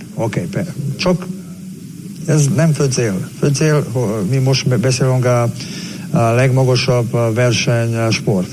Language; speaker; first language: Hungarian; non-native, learner; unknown